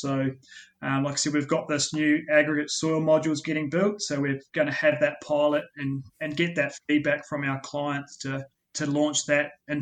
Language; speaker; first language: English; native; English